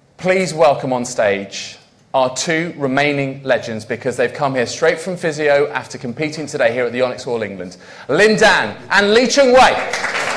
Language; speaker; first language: English; native; English